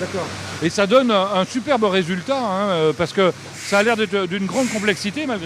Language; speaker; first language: French; native; French